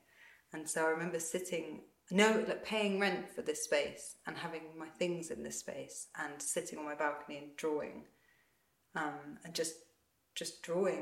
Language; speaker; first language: English; native; English